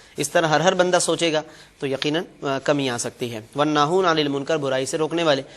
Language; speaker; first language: Urdu; native; Urdu